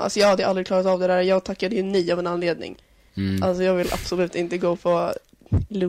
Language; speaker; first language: Swedish; native; Swedish